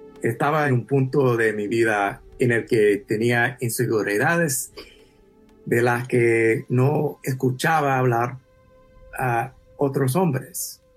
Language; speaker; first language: Spanish; early bilingual, heritage; English